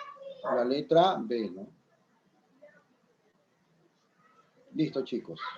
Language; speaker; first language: Spanish; native; Spanish